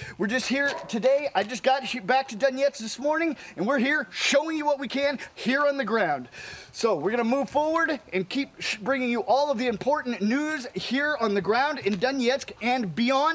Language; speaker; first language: English; native; English